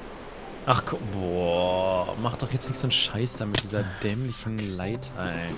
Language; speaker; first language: German; native; German